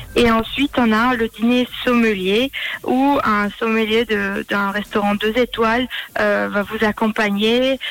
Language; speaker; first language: French; early bilingual, heritage; German